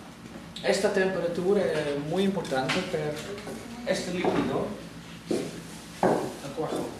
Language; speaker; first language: Spanish; non-native, fluent; Dutch